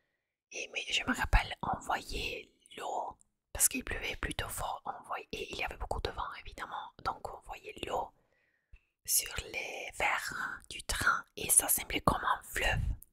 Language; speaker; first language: French; non-native, fluent; Italian